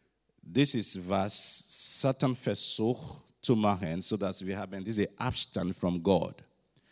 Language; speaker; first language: German; non-native, learner; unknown